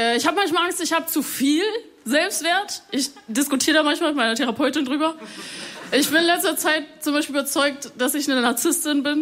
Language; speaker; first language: German; early bilingual, other home language; Spanish